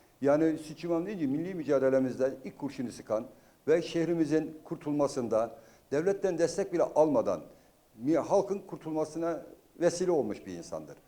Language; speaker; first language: Turkish; native; Turkish